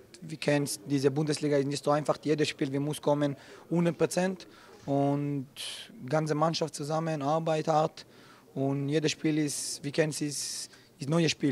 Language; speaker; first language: German; non-native, learner; Hebrew